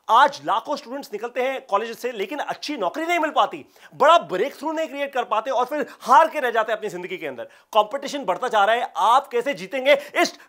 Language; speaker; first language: Hindi; native; Hindi